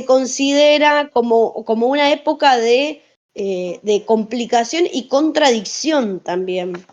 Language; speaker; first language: Spanish; native; Spanish